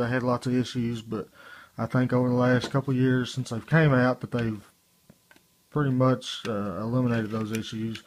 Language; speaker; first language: English; native; English